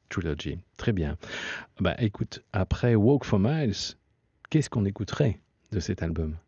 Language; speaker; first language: French; native; French